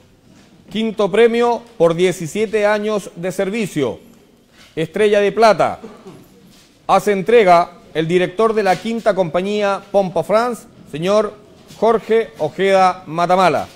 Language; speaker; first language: Spanish; native; Spanish